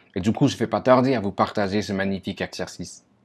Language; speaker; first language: French; non-native, fluent; English